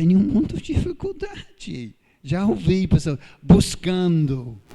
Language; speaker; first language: Portuguese; non-native, fluent; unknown